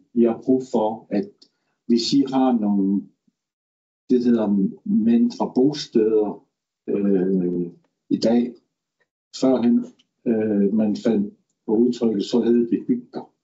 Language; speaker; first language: Danish; non-native, local second language; Kalaallisut